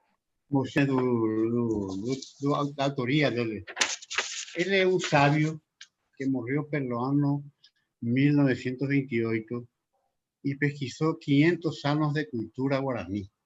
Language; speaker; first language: Portuguese; non-native, local second language; Spanish